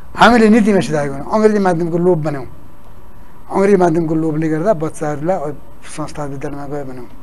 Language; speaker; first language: Nepali; native; Nepali